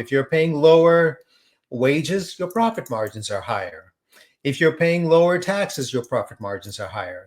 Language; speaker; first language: English; native; English